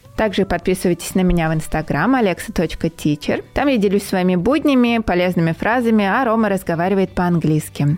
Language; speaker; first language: Russian; native; Russian